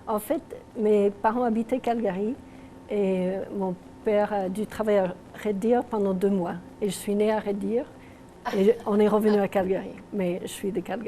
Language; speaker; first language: French; non-native, local second language; English